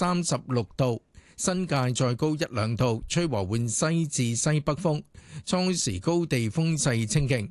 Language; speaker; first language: Cantonese; native; Cantonese